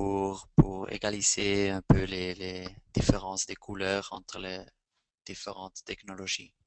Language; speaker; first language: French; non-native, fluent; Spanish